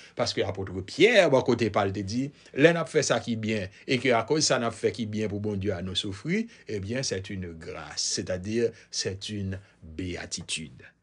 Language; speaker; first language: French; non-native, local second language; Haitian Creole